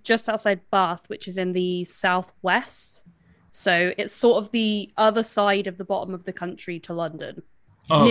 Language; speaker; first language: English; native; English